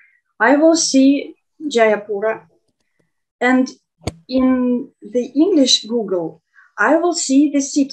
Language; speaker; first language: English; non-native, fluent; Russian